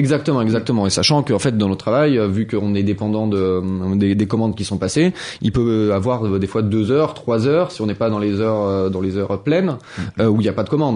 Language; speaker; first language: French; native; French